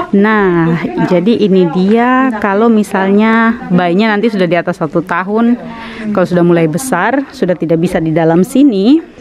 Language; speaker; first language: Indonesian; native; Indonesian